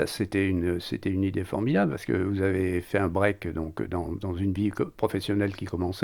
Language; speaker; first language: French; native; French